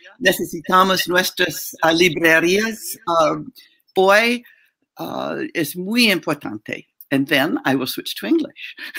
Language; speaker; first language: Spanish; non-native, learner; English